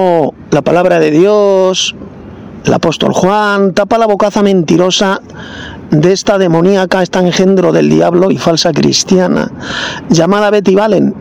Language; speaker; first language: Spanish; native; Spanish